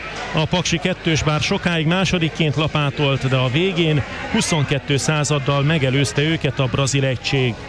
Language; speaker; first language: Hungarian; native; Hungarian